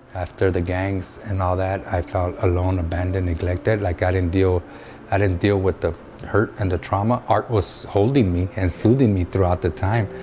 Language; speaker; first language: English; native; English